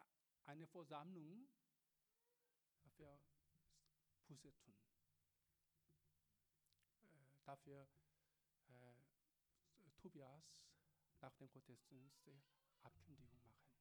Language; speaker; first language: German; non-native, learner; Korean